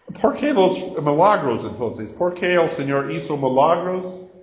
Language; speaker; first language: Spanish; non-native, learner; English